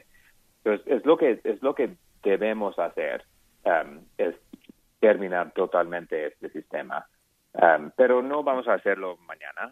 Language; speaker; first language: Spanish; non-native, learner; English